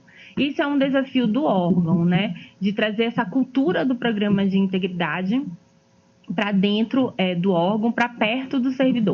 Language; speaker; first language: Portuguese; native; Portuguese